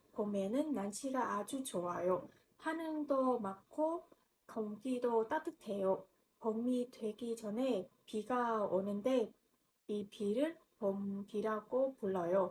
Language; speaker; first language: Korean; non-native, learner; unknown